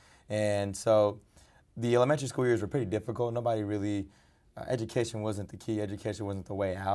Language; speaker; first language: English; early bilingual, other home language; Spanish